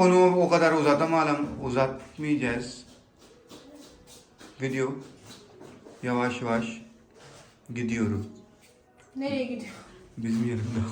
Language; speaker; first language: Turkish; non-native, learner; Urdu